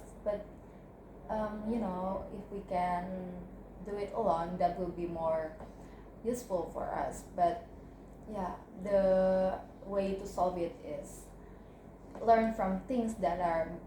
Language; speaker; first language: English; non-native, learner; Indonesian